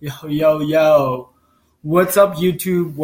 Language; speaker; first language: English; non-native, fluent; Chinese